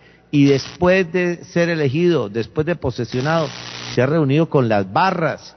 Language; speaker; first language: Spanish; native; Spanish